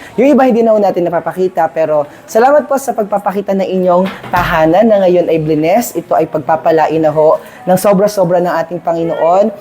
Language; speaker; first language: Filipino; native; Filipino